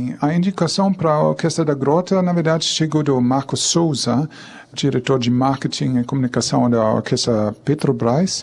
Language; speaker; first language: Portuguese; non-native, fluent; German